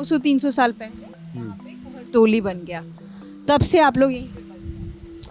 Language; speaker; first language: Hindi; native; Hindi